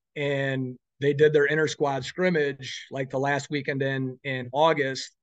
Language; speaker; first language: English; native; English